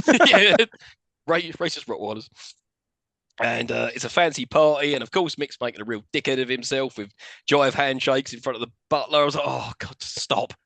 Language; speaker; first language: English; native; English